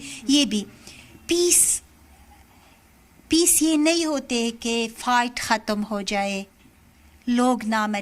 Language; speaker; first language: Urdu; non-native, learner; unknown